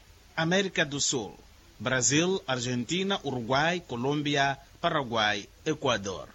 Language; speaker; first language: Portuguese; non-native, local second language; Makhuwa